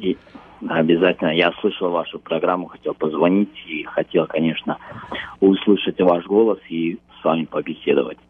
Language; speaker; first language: Russian; early bilingual, heritage; Russian